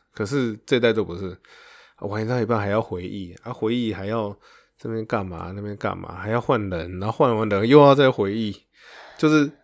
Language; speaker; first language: Chinese; native; Chinese